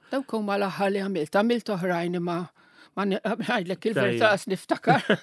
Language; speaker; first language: Maltese; non-native, local second language; Italian